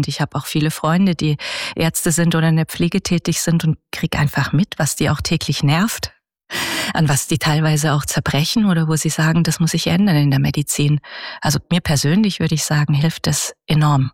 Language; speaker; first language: German; native; German